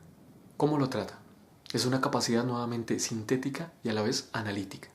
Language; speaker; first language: Spanish; native; Spanish